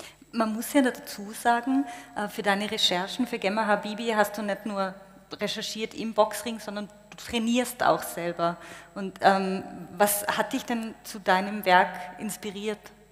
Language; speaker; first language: German; native; German